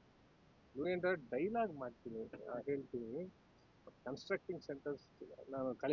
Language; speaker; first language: Kannada; non-native, learner; Telugu